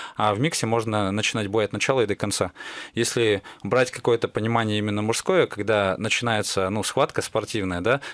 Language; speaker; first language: Russian; native; Russian